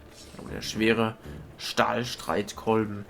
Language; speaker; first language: German; native; German